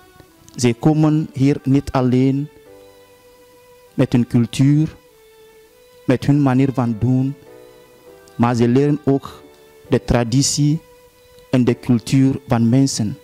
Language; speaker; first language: Dutch; non-native, fluent; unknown